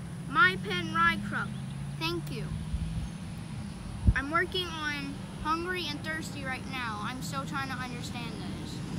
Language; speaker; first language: English; native; English